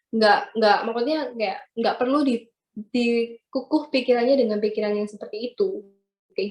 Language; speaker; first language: Indonesian; native; Indonesian